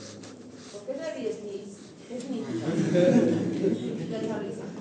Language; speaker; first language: Spanish; native; Spanish